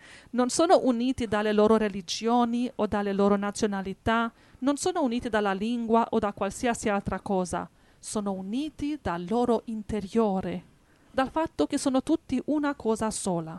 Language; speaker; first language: Italian; native; Italian